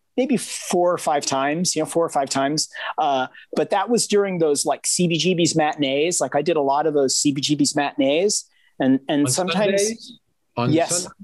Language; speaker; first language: English; native; English